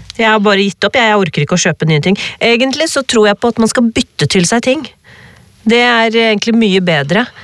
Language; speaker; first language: Norwegian; early bilingual, other home language; Urdu